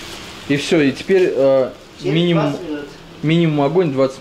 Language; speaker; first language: Russian; native; Russian